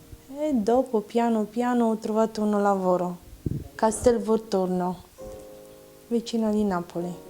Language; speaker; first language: Italian; non-native, learner; Romanian